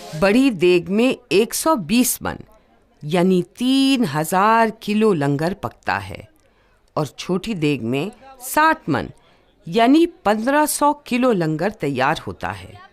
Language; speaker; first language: Urdu; native; Urdu